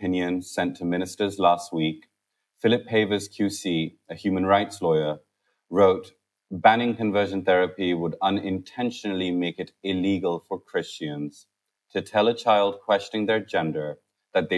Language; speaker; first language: English; non-native, local second language; Urdu